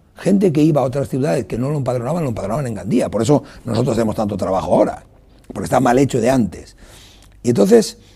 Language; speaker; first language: Spanish; non-native, local second language; Catalan